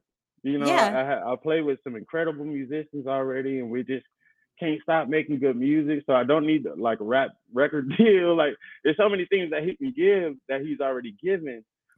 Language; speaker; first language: English; native; English